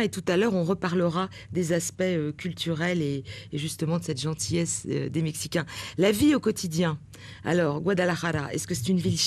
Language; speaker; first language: French; native; French